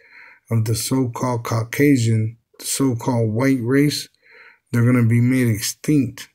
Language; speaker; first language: English; native; English